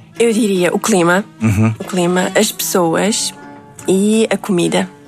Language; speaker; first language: Portuguese; early bilingual, other home language; Uzbek